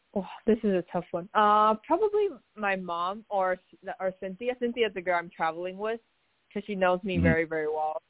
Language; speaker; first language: English; non-native, fluent; Chinese